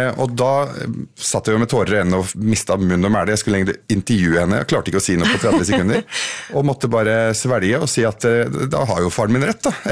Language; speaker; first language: Norwegian; early bilingual, other home language; Arabic